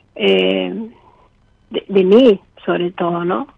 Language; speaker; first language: Spanish; native; Spanish